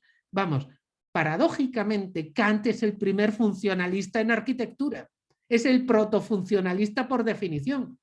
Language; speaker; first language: Spanish; native; Spanish